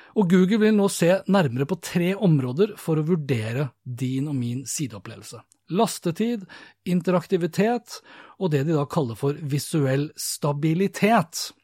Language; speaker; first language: Norwegian; native; Norwegian